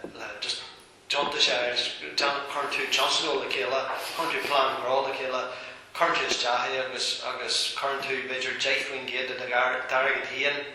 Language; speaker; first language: Irish; non-native, local second language; English